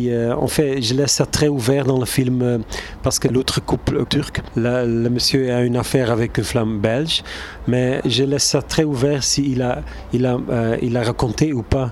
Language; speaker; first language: French; non-native, local second language; Turkish